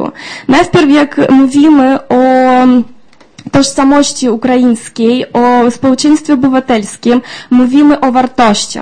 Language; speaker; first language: Polish; non-native, fluent; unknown